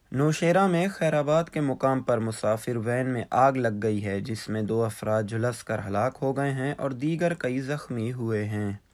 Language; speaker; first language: Urdu; non-native, local second language; Baluchi